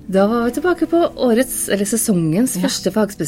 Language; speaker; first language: Norwegian; native; Norwegian